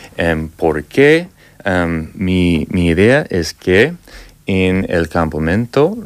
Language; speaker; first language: Spanish; non-native, fluent; English